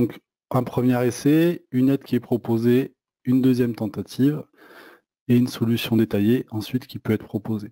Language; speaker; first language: French; native; French